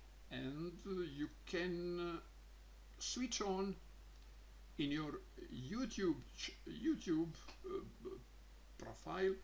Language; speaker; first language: English; non-native, learner; Croatian